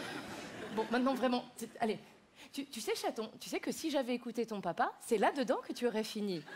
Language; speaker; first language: French; native; French